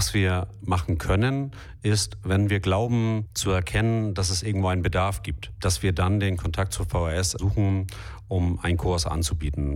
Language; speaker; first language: German; native; German